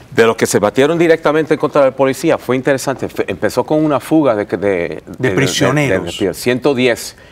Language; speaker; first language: Spanish; early bilingual, heritage; Spanish